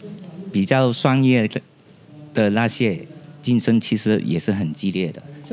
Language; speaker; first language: Chinese; non-native, local second language; Cantonese